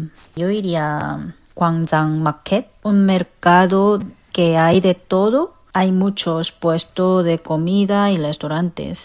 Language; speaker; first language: Spanish; non-native, learner; Korean